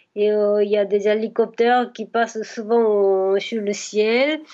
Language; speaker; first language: French; non-native, fluent; Korean